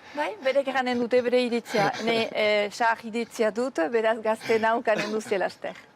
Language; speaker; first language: Basque; native; Basque